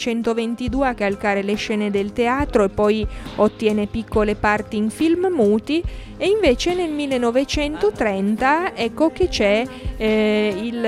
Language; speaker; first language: Italian; native; Italian